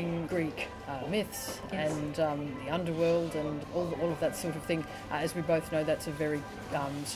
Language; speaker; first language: English; native; English